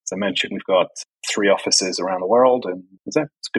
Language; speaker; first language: English; native; English